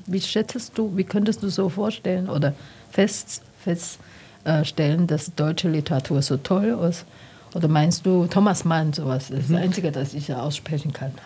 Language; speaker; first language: German; non-native, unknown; Chinese